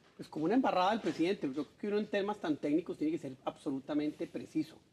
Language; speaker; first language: Spanish; native; Spanish